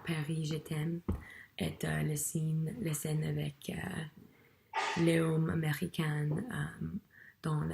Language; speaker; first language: French; non-native, learner; English